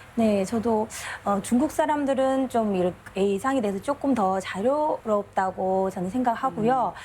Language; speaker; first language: Korean; non-native, fluent; Chinese